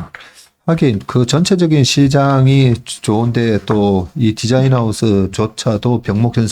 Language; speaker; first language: Korean; native; Korean